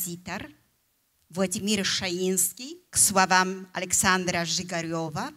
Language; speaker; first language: Russian; non-native, fluent; Polish